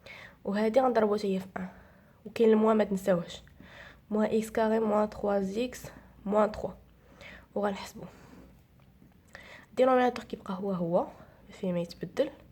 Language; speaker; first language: Arabic; native; Arabic